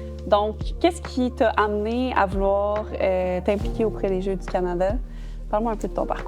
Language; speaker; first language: French; native; French